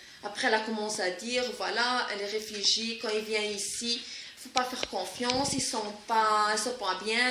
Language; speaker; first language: French; non-native, fluent; Arabic